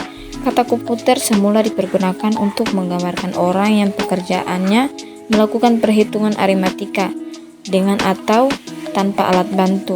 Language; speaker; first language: Indonesian; native; Indonesian